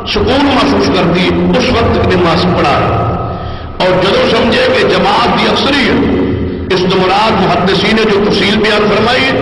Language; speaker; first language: Urdu; non-native, local second language; Punjabi